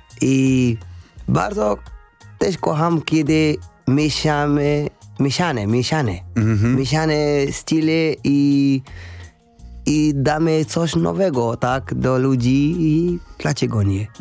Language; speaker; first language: Polish; non-native, learner; Arabic